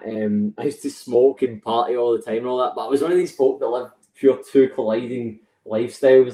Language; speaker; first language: English; native; English